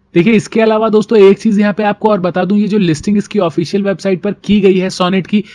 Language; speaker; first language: Hindi; native; Hindi